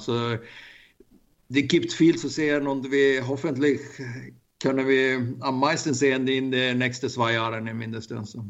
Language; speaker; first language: German; non-native, learner; Swedish